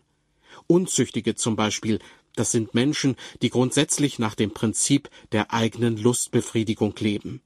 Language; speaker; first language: German; native; German